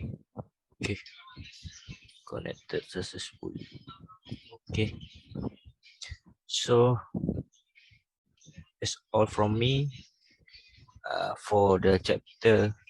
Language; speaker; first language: English; non-native, local second language; Malay